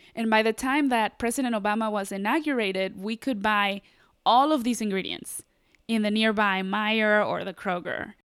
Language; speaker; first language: English; early bilingual, other home language; Spanish